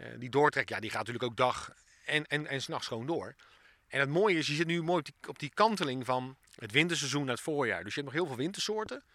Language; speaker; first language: Dutch; native; Dutch